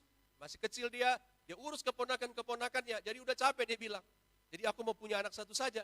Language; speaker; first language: Indonesian; native; Indonesian